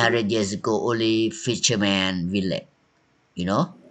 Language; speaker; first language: English; non-native, learner; Thai